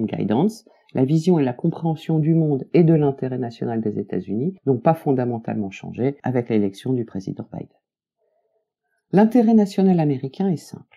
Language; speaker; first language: French; native; French